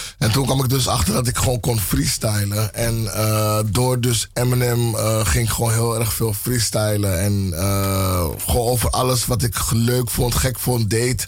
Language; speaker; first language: Dutch; early bilingual, other home language; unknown